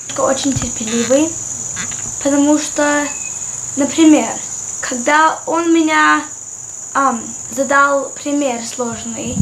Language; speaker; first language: Russian; early bilingual, heritage; Russian